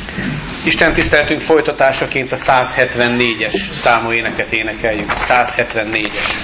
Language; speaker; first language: Hungarian; native; Hungarian